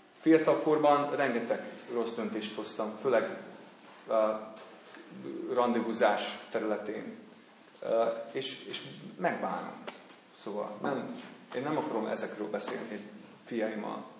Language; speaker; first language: Hungarian; non-native, fluent; English